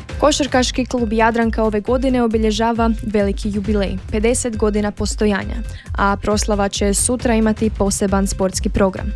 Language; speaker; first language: Croatian; native; Croatian